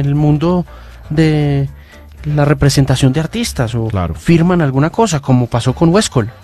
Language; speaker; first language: Spanish; native; Spanish